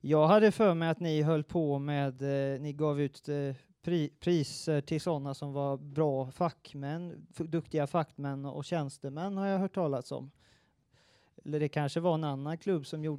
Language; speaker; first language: Swedish; native; Swedish